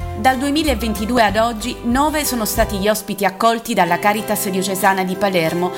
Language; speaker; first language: Italian; native; Italian